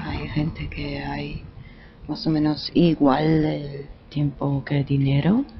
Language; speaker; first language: Spanish; non-native, learner; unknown